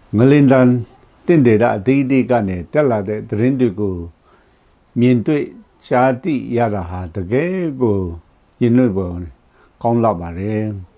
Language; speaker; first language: Burmese; non-native, local second language; Kachin